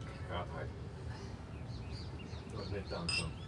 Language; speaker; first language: German; native; German